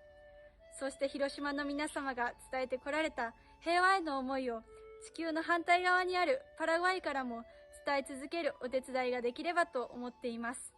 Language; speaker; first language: Japanese; early bilingual, heritage; Japanese